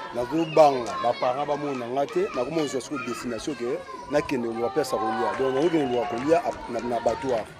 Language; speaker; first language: Lingala; native; Lingala